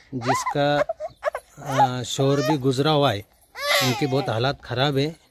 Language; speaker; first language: Hindi; non-native, local second language; Urdu